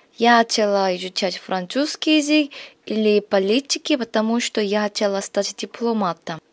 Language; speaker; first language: Russian; non-native, fluent; Korean